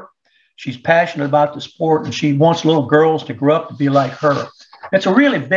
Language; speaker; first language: English; native; English